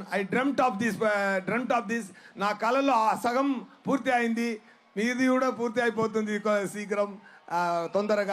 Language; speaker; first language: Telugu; non-native, learner; Tamil